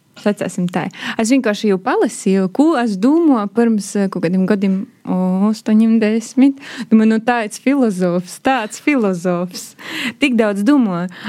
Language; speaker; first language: Latvian; native; Latvian